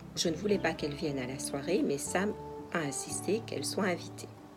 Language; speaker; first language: French; native; French